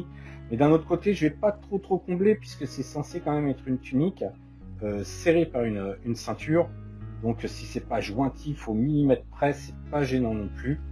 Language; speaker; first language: French; native; French